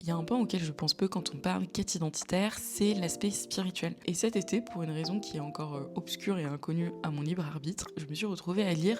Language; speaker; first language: French; native; French